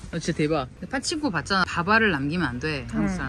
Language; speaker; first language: Korean; native; Korean